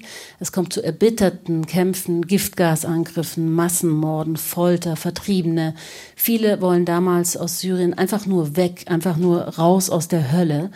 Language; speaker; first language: German; native; German